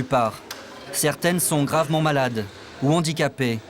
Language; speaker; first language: French; native; French